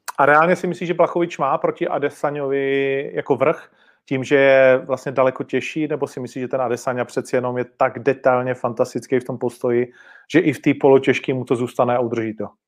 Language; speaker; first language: Czech; native; Czech